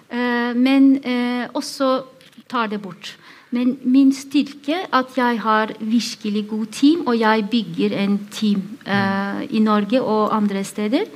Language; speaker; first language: Norwegian; non-native, fluent; Turkish